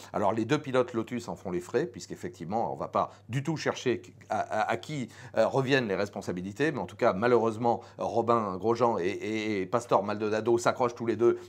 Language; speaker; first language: French; native; French